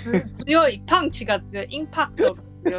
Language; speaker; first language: Japanese; non-native, learner; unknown